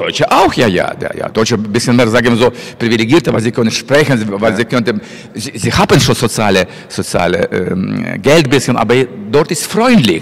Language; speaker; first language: German; non-native, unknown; Russian